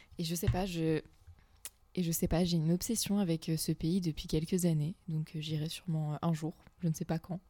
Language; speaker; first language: French; native; French